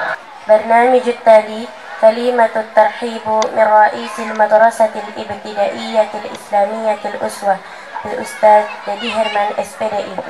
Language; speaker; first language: Arabic; non-native, learner; Indonesian